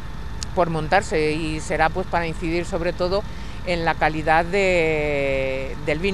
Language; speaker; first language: Spanish; native; Spanish